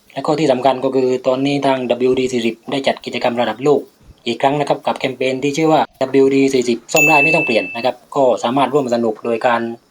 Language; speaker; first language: Thai; native; Thai